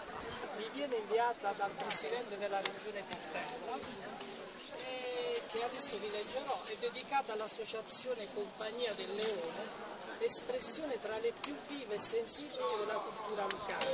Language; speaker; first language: Italian; native; Italian